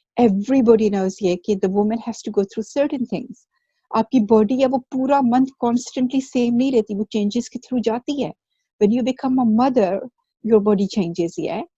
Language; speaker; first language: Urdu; early bilingual, heritage; Urdu